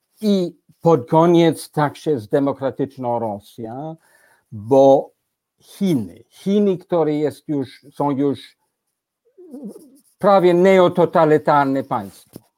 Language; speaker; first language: Polish; non-native, fluent; English